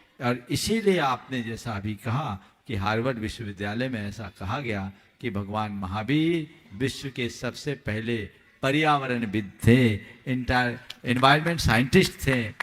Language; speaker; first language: Hindi; native; Hindi